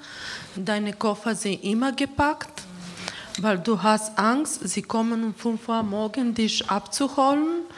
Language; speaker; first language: German; non-native, learner; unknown